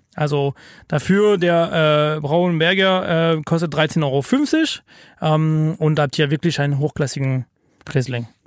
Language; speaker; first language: German; non-native, fluent; French